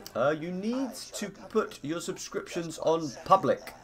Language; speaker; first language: English; native; English